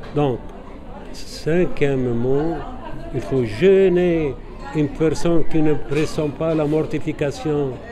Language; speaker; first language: French; non-native, local second language; Arabic